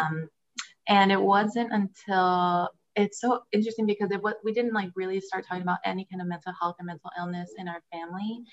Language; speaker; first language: English; early bilingual, other home language; Spanish